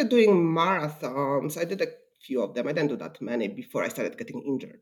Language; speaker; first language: English; non-native, fluent; Polish